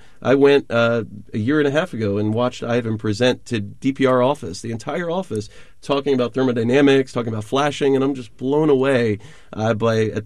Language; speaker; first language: English; native; English